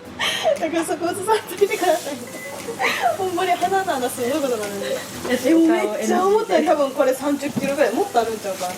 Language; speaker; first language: Japanese; native; Japanese